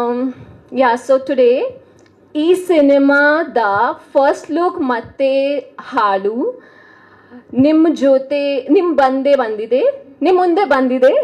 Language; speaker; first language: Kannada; non-native, learner; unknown